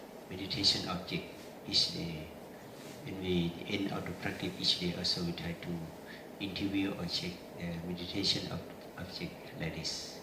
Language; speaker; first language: English; non-native, learner; Thai